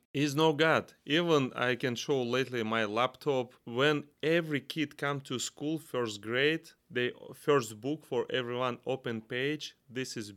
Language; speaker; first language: English; non-native, learner; Kazakh